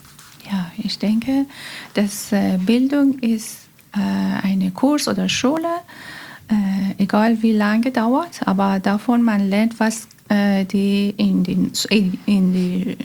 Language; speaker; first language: German; non-native, learner; Persian